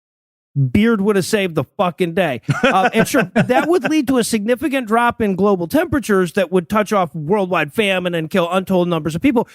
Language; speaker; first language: English; native; English